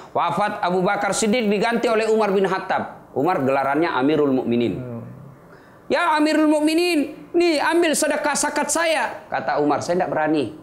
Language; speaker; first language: Indonesian; native; Indonesian